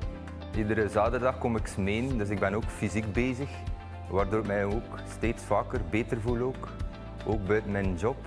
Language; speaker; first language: Dutch; native; Dutch